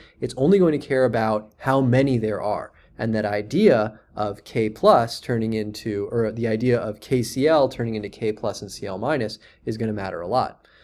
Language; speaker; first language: English; native; English